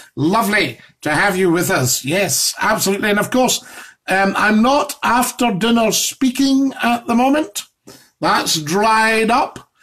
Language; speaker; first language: English; native; English